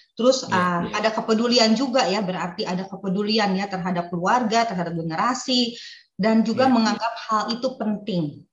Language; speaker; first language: Indonesian; native; Indonesian